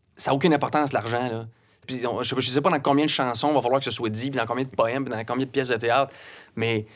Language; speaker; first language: French; native; French